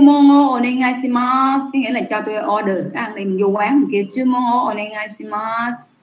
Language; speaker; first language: Japanese; non-native, fluent; Vietnamese